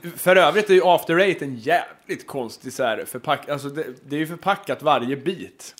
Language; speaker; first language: Swedish; native; Swedish